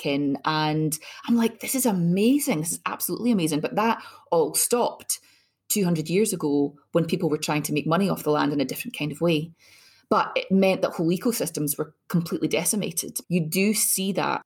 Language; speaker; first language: English; native; English